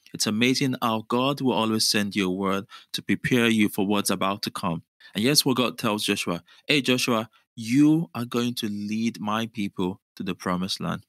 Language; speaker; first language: English; non-native, local second language; Yoruba